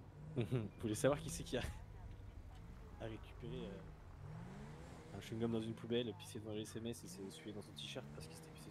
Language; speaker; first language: French; native; French